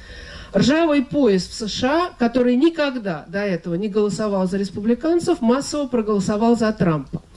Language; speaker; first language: Russian; native; Russian